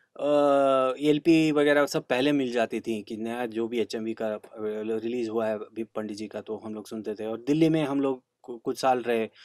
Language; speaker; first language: Hindi; non-native, local second language; Kannada